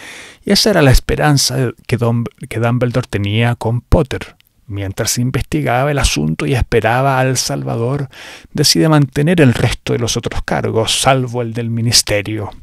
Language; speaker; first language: Spanish; native; Spanish